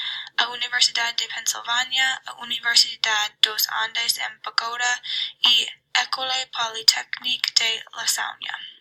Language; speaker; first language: Portuguese; non-native, learner; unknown